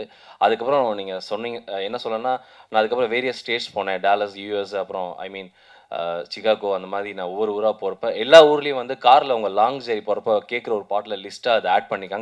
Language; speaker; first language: Tamil; native; Tamil